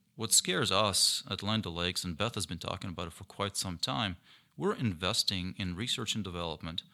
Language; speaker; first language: English; non-native, fluent; Ukrainian